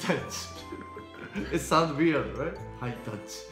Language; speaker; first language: English; non-native, learner; Japanese